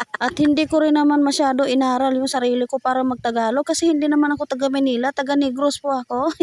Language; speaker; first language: Filipino; non-native, local second language; Cebuano